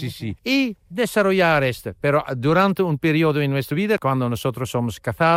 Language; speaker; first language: Spanish; non-native, learner; Dutch